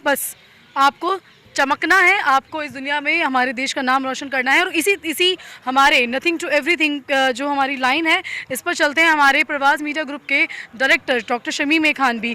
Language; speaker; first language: Hindi; native; Hindi